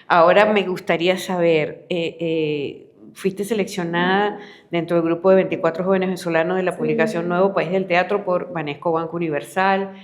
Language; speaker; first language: Spanish; native; Spanish